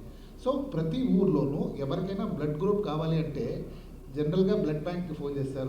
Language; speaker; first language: Telugu; native; Telugu